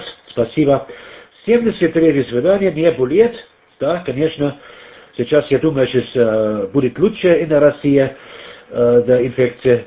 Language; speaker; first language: Russian; non-native, learner; German